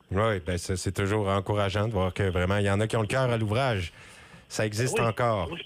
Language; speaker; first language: French; native; French